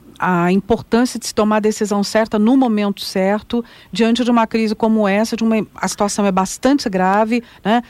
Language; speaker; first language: Portuguese; native; Portuguese